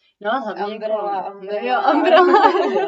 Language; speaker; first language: Czech; native; Czech